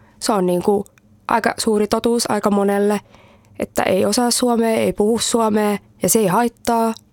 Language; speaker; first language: Finnish; early bilingual, heritage; Finnish